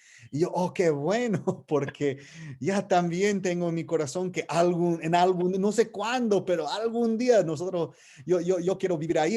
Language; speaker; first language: Spanish; non-native, fluent; English